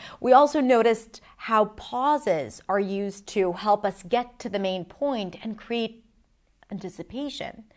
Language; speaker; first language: English; non-native, fluent; Hebrew